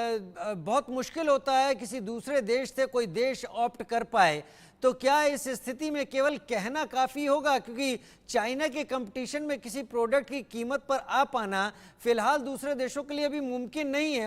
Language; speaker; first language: Hindi; native; Hindi